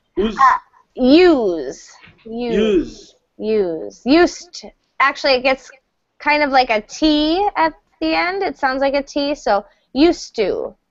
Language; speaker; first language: English; native; English